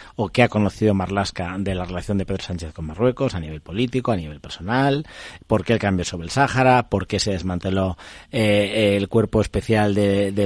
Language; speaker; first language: Spanish; native; Spanish